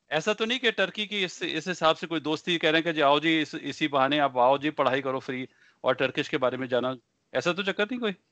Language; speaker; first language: Hindi; early bilingual, heritage; Punjabi